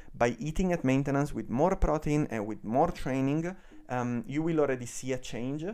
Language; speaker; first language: English; non-native, fluent; Italian